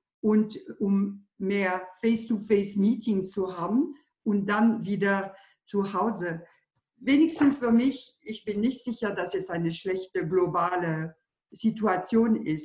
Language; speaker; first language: German; non-native, fluent; French